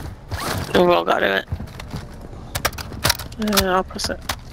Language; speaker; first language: English; native; English